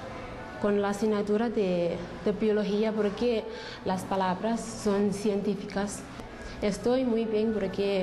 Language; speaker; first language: Spanish; non-native, learner; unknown